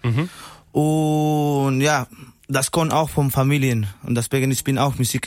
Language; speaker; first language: German; non-native, learner; Spanish